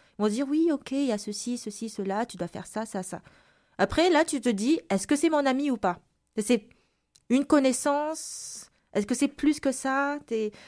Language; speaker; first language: French; non-native, local second language; Malagasy